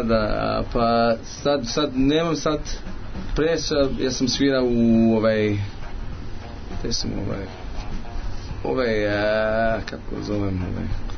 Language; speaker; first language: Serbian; early bilingual, heritage; Serbian